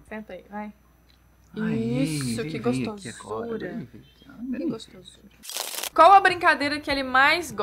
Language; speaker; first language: Portuguese; native; Portuguese